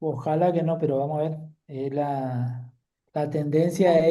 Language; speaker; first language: Spanish; native; Spanish